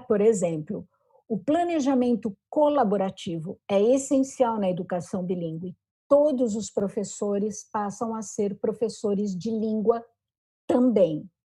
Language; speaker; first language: Portuguese; native; Portuguese